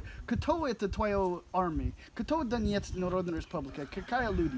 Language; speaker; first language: Russian; non-native, learner; English